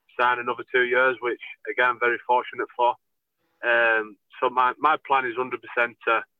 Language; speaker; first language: English; native; English